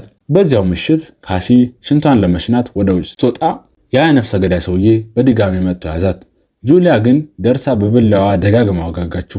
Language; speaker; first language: Amharic; native; Amharic